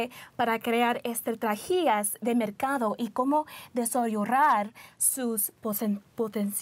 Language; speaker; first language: Spanish; early bilingual, heritage; Spanish